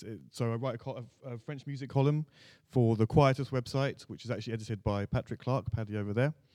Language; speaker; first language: English; native; English